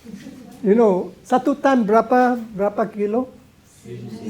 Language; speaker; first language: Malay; non-native, local second language; Cantonese